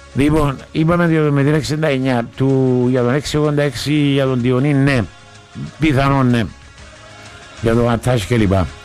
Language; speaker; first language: Greek; native; Greek